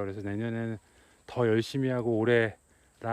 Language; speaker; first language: Korean; native; Korean